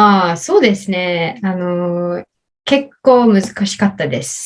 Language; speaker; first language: Japanese; non-native, learner; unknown